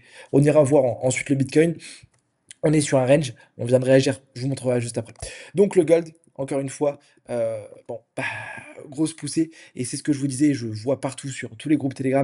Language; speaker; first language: French; native; French